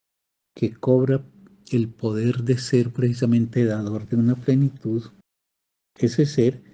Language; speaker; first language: Spanish; native; Spanish